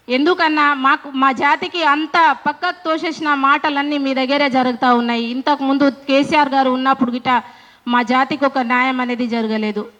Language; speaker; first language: Telugu; non-native, local second language; Lambadi